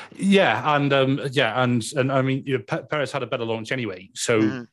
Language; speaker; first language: English; native; English